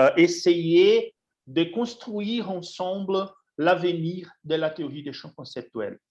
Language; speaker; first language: French; non-native, fluent; Portuguese